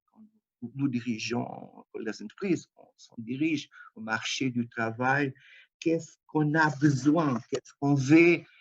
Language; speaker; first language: French; non-native, fluent; Portuguese